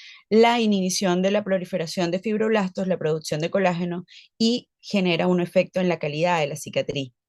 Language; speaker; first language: Spanish; native; Spanish